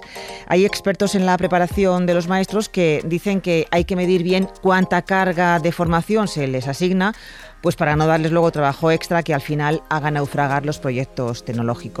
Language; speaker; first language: Spanish; native; Spanish